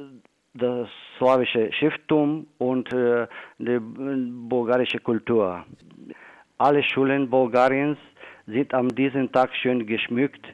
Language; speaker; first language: German; non-native, fluent; Bulgarian